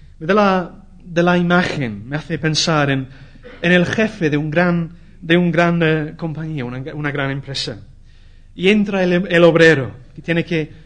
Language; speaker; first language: Spanish; non-native, fluent; English